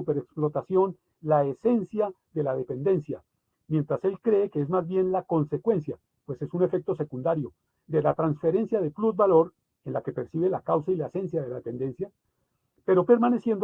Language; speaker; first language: Spanish; native; Spanish